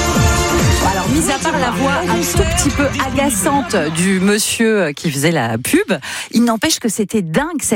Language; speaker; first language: French; native; French